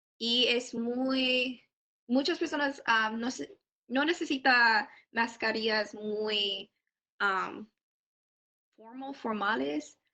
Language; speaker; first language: Spanish; non-native, learner; English